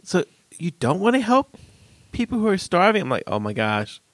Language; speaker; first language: English; native; English